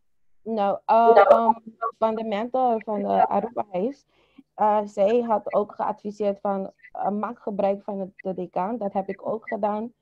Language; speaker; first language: Dutch; non-native, local second language; Papiamento